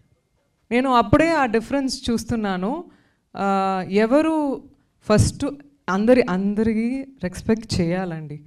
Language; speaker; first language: Telugu; non-native, learner; Tamil